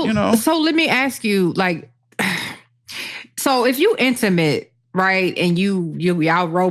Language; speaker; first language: English; native; English